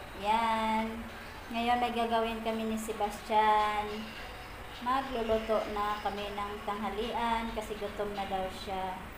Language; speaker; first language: Filipino; non-native, local second language; Cebuano